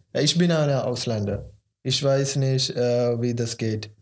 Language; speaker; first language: German; non-native, learner; Malayalam